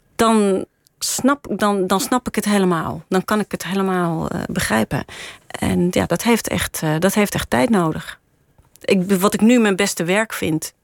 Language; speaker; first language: Dutch; native; Dutch